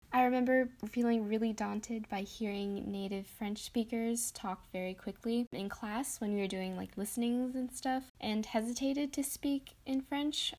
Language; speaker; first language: English; native; English